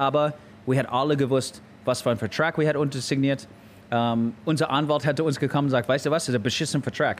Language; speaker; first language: German; non-native, learner; English